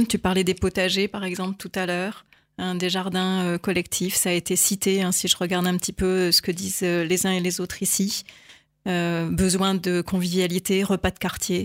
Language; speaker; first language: French; native; French